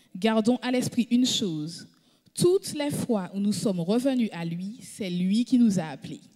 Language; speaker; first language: French; native; French